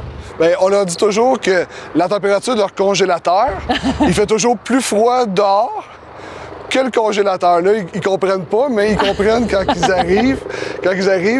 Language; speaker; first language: French; native; French